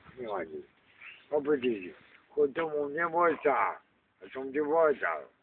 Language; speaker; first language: Slovak; non-native, local second language; Romany